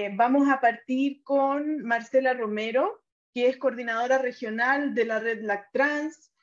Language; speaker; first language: Spanish; native; Spanish